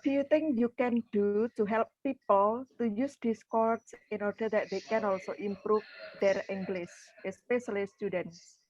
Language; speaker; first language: English; non-native, fluent; Indonesian